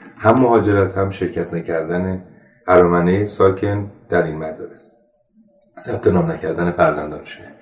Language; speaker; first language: Persian; non-native, local second language; Armenian